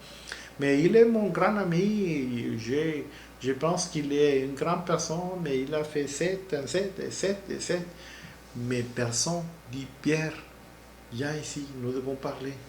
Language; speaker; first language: French; non-native, learner; Spanish